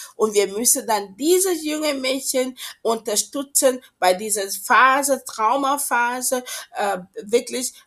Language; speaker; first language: German; non-native, fluent; French